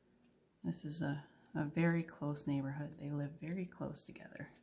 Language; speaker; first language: English; native; English